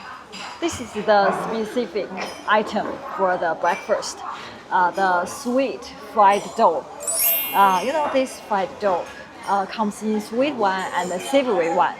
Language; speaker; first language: English; non-native, fluent; Chinese